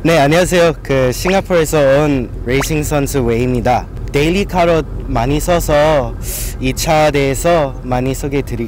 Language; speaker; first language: Korean; non-native, learner; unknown